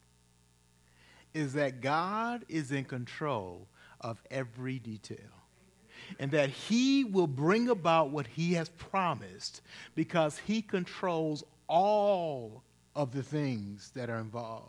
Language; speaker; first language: English; native; English